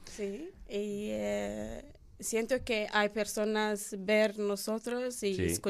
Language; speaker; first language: Spanish; non-native, learner; Arabic